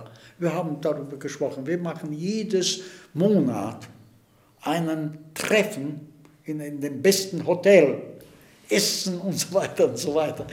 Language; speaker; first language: German; early bilingual, heritage; Czech